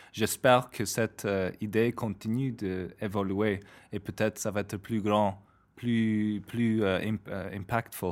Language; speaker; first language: French; non-native, fluent; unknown